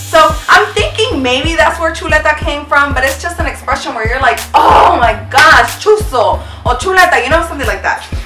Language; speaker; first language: English; native; English